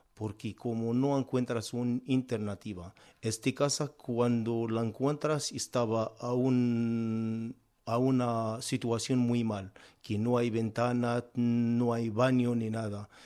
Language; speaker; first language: Spanish; non-native, learner; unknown